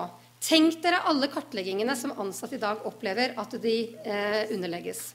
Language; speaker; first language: Norwegian; native; Norwegian